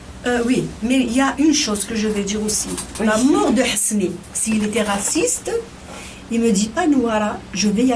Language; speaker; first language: French; non-native, local second language; Kabyle